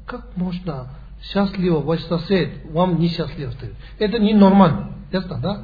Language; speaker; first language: Russian; non-native, learner; Tibetan